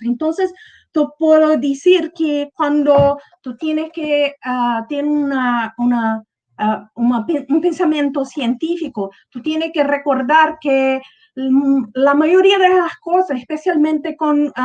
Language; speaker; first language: Spanish; non-native, learner; Portuguese